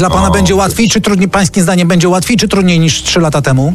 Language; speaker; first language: Polish; native; Polish